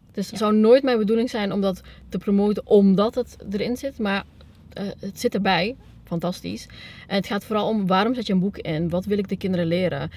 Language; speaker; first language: Dutch; early bilingual, other home language; Spanish